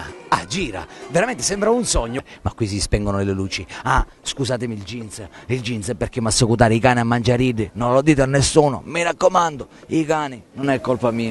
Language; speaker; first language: Italian; native; Italian